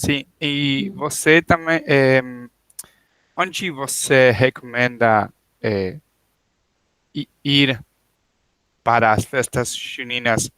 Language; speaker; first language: Portuguese; non-native, learner; Spanish